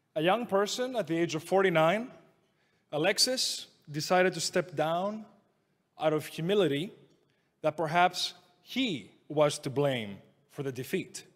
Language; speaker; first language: English; non-native, fluent; Greek